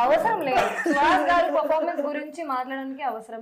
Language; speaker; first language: Telugu; non-native, fluent; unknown